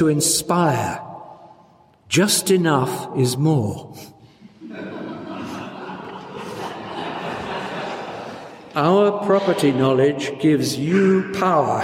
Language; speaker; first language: English; native; English